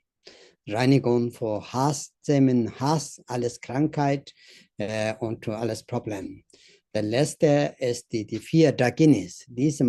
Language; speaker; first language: German; non-native, learner; Tibetan